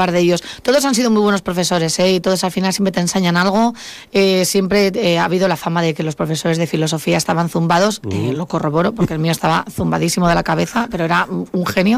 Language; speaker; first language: Spanish; native; Spanish